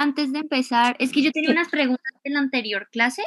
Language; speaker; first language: Spanish; native; Spanish